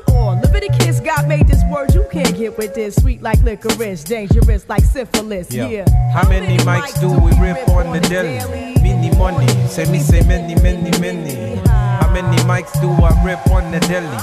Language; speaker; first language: English; non-native, fluent; Dutch